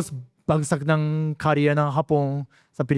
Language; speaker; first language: Filipino; non-native, fluent; Japanese